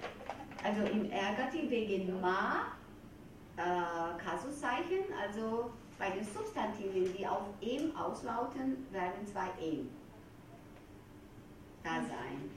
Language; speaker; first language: German; non-native, fluent; Georgian